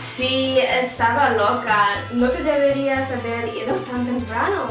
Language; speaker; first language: Spanish; non-native, learner; English